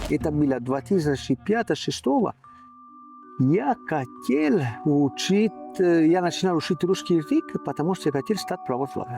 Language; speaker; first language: Russian; non-native, learner; Italian